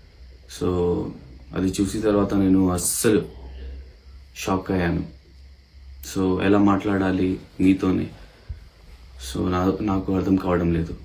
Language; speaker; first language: Telugu; non-native, learner; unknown